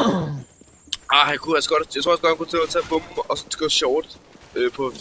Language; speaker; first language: Danish; native; Danish